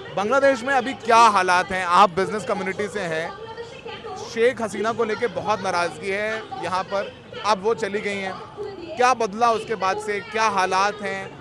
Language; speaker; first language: Hindi; native; Hindi